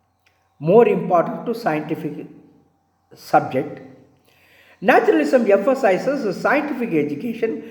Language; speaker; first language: English; non-native, local second language; Tamil